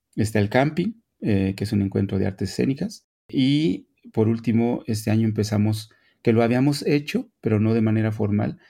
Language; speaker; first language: Spanish; native; Spanish